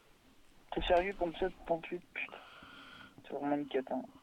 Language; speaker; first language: French; native; French